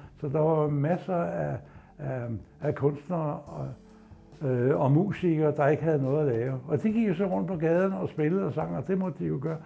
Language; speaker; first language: Danish; native; Danish